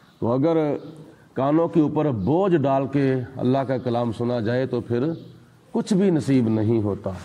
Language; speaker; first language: Urdu; non-native, local second language; Punjabi